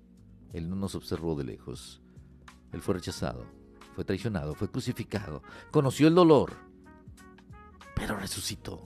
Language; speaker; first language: Spanish; native; Spanish